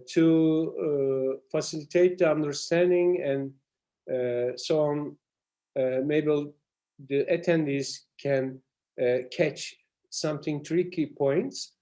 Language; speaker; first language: English; non-native, fluent; Turkish